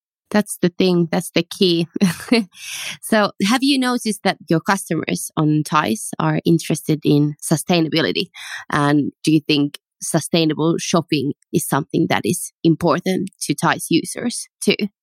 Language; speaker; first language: English; non-native, fluent; Finnish